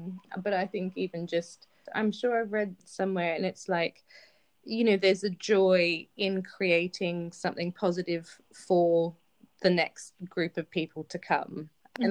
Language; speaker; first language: English; native; English